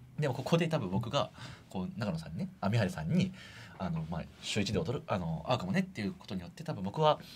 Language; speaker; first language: Japanese; native; Japanese